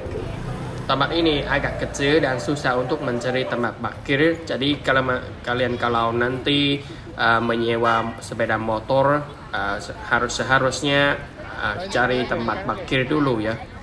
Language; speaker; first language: Indonesian; non-native, learner; Vietnamese